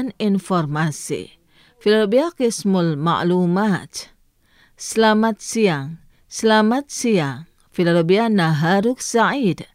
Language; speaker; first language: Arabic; non-native, fluent; Indonesian